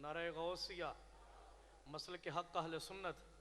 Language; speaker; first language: Urdu; non-native, local second language; Punjabi